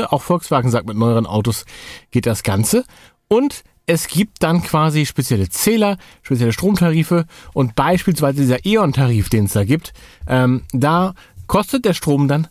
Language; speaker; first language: German; native; German